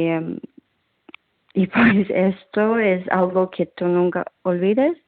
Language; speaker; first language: Spanish; non-native, fluent; Ukrainian